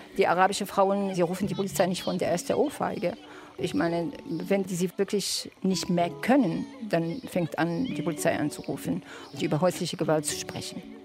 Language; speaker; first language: German; non-native, fluent; Arabic